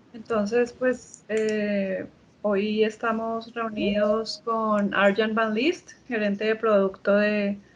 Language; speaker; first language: Spanish; native; Spanish